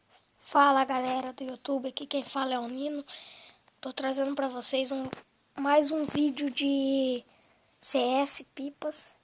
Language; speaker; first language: Portuguese; native; Portuguese